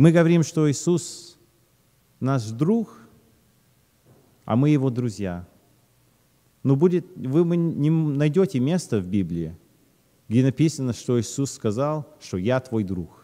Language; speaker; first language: Russian; early bilingual, heritage; Russian